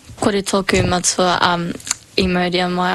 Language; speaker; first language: Māori; non-native, local second language; English